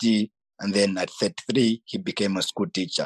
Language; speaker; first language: English; non-native, local second language; Nyanja